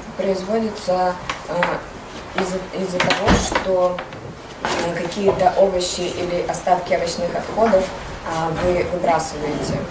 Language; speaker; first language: Russian; native; Russian